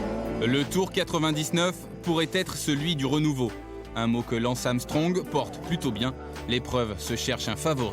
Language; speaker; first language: French; native; French